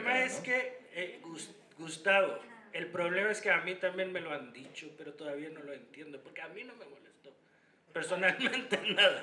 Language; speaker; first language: Spanish; non-native, fluent; Hindi